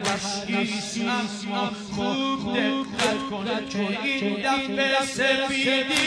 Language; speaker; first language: Persian; native; Persian